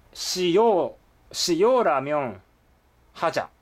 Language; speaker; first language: Korean; non-native, fluent; Japanese